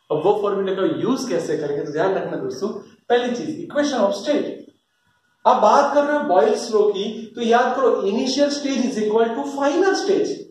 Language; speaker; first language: Hindi; non-native, local second language; Gujarati